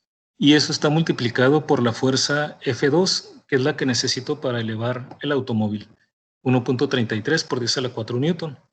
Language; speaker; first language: Spanish; native; Spanish